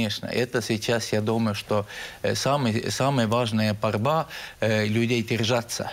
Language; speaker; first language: Russian; non-native, local second language; Estonian